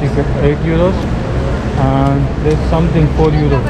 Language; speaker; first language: English; non-native, local second language; Telugu